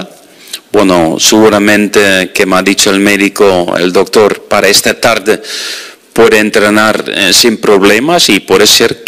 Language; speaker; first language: Spanish; non-native, fluent; Dutch